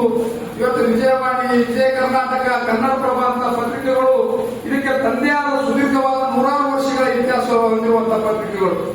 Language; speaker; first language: Kannada; native; Kannada